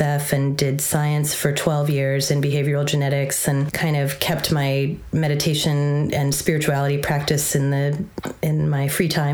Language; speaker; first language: English; native; English